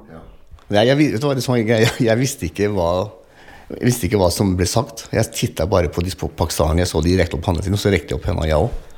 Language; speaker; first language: Norwegian; early bilingual, other home language; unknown